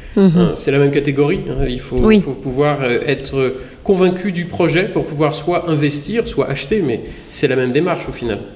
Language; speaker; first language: French; native; French